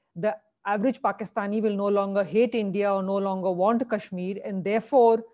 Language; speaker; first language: English; non-native, local second language; Hindi